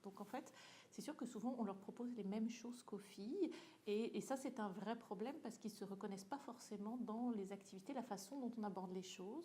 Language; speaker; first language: French; native; French